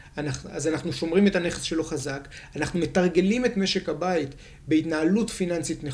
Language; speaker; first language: Hebrew; native; Hebrew